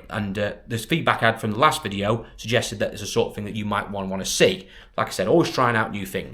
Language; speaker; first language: English; native; English